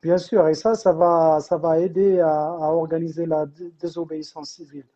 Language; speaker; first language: French; non-native, local second language; Arabic